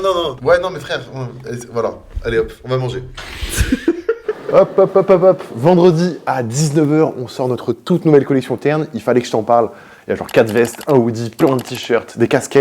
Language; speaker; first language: French; native; French